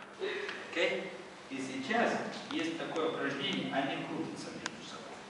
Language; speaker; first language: Russian; non-native, learner; Korean